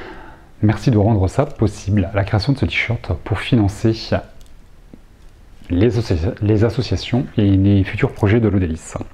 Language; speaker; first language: French; native; French